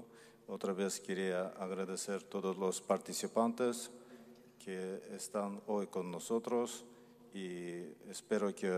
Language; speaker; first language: Spanish; non-native, learner; Azerbaijani